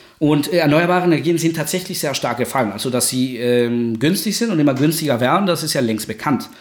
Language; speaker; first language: German; non-native, fluent; Spanish